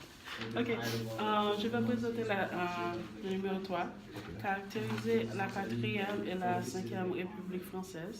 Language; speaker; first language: French; non-native, learner; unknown